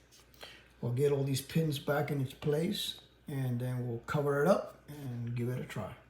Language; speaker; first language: English; native; English